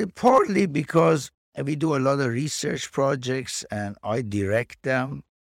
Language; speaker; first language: English; non-native, fluent; Persian